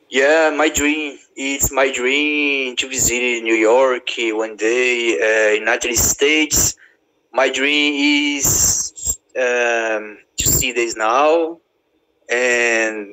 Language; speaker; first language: English; non-native, learner; Portuguese